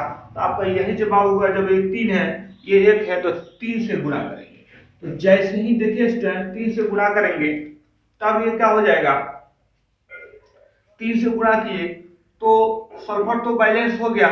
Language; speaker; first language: Hindi; native; Hindi